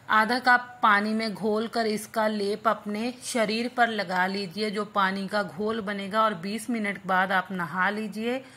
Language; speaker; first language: Hindi; non-native, local second language; Punjabi